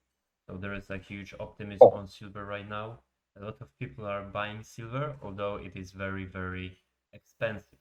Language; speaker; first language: English; non-native, fluent; Polish